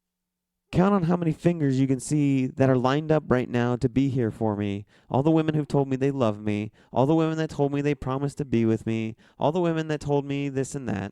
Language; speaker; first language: English; native; English